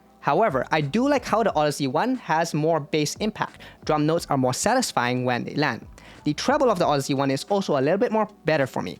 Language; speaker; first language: English; native; English